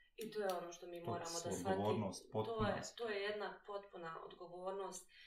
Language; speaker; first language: Bosnian; native; Bosnian